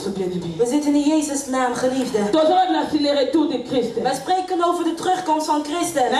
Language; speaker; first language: Dutch; non-native, learner; French